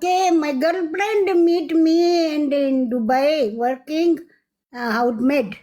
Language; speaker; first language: English; non-native, learner; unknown